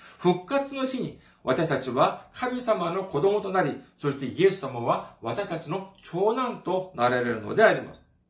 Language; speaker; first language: Japanese; non-native, fluent; Korean